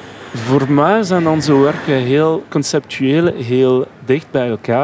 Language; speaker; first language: Dutch; non-native, local second language; French